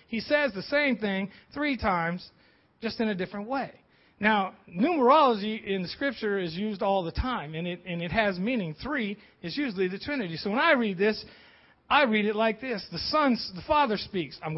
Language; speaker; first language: English; native; English